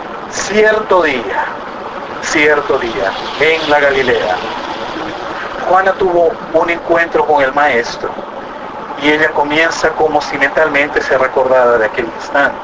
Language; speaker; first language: Spanish; native; Spanish